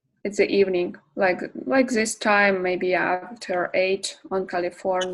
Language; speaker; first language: English; non-native, learner; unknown